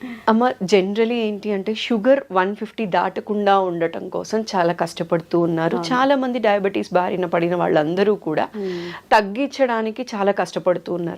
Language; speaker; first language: Telugu; native; Telugu